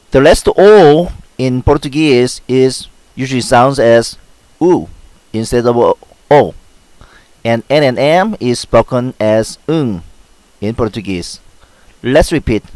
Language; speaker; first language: English; non-native, fluent; Korean